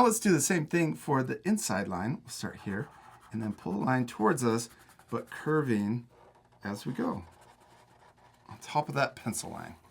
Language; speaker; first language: English; native; English